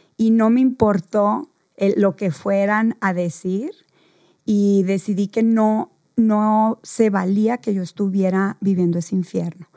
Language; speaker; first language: Spanish; native; Spanish